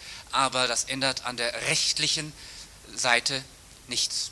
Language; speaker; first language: German; native; German